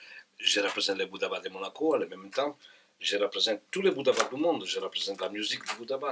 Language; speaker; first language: French; non-native, fluent; Italian